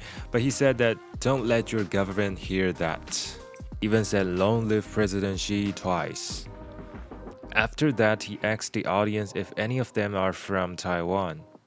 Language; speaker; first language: English; non-native, fluent; Chinese